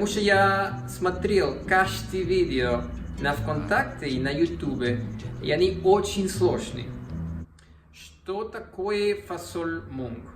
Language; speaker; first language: Russian; non-native, learner; Spanish